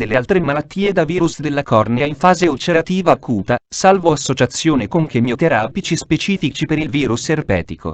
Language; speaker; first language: Italian; native; Italian